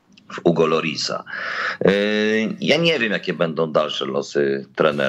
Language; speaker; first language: Polish; native; Polish